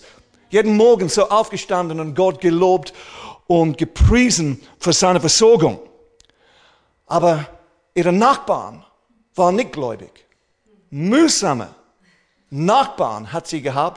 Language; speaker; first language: German; non-native, fluent; English